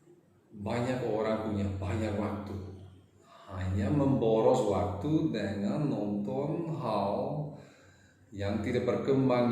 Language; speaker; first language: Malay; non-native, fluent; English